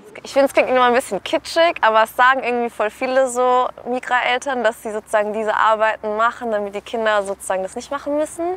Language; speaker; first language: German; early bilingual, other home language; Vietnamese